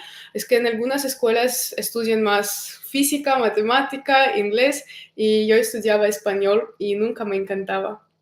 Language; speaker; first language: Spanish; non-native, fluent; Russian